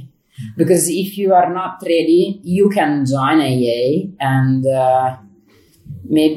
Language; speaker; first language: English; non-native, fluent; Italian